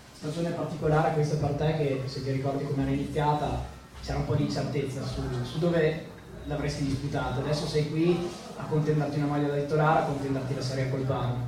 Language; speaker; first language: Italian; native; Italian